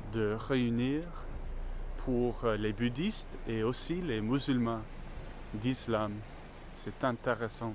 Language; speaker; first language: French; non-native, learner; English